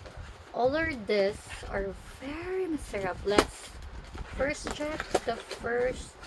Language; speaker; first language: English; non-native, local second language; Filipino